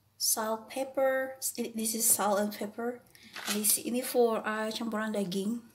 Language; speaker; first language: English; non-native, learner; Indonesian